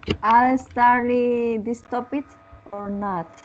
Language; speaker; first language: English; non-native, learner; Spanish